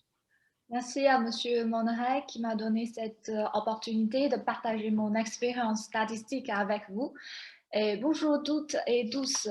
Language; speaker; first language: French; non-native, fluent; Chinese